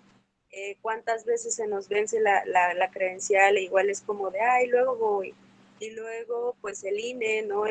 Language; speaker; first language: Spanish; native; Spanish